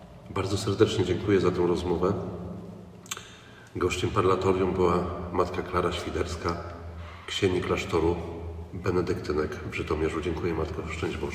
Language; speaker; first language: Polish; native; Polish